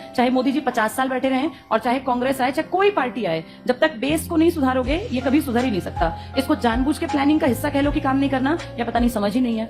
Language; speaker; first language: Hindi; native; Hindi